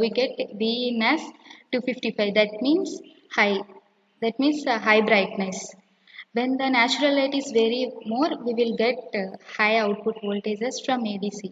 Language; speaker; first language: English; non-native, local second language; Telugu